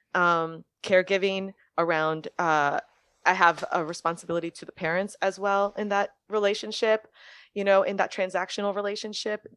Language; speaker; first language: English; early bilingual, other home language; French